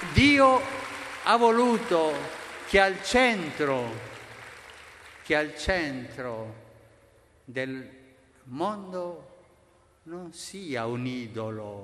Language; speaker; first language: Italian; non-native, fluent; Spanish